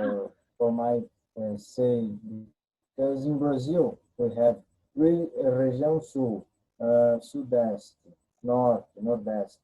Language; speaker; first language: English; non-native, learner; Portuguese